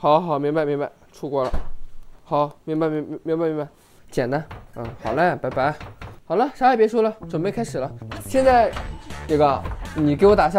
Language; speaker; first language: Chinese; native; Chinese